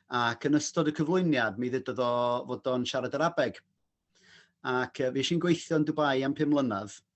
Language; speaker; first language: Welsh; non-native, local second language; English